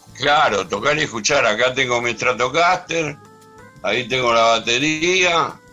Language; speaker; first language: Spanish; native; Spanish